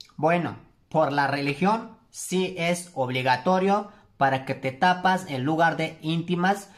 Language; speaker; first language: Spanish; non-native, learner; Turkish